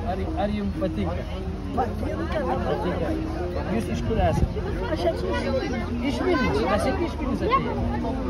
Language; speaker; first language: Lithuanian; non-native, learner; Kyrgyz